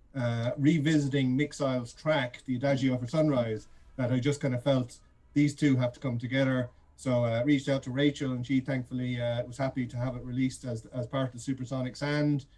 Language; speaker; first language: English; native; English